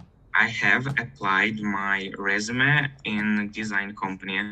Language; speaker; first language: English; non-native, learner; Russian